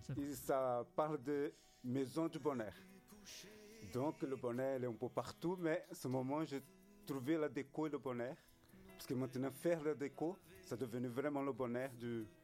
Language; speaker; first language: French; non-native, fluent; Portuguese